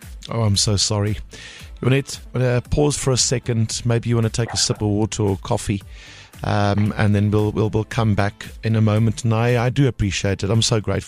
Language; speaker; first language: English; non-native, local second language; Afrikaans